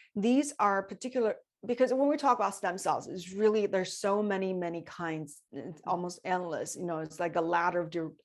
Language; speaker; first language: English; non-native, fluent; Chinese